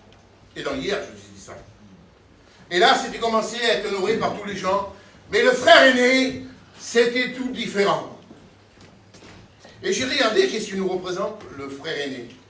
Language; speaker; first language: French; native; French